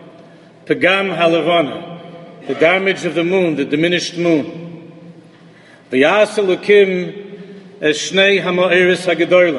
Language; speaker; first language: English; native; English